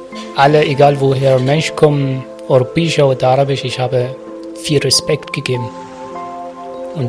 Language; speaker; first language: German; non-native, learner; Arabic